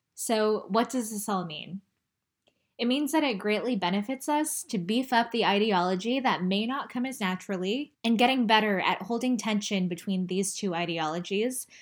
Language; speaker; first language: English; early bilingual, other home language; Chinese